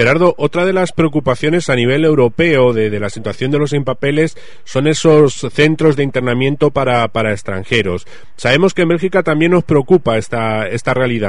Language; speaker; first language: Spanish; native; Spanish